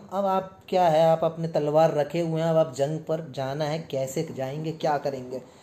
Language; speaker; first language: Hindi; native; Hindi